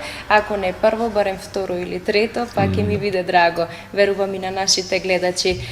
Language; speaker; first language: Macedonian; native; Macedonian